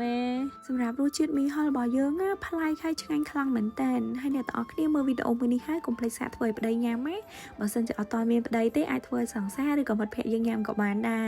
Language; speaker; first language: Khmer; native; Khmer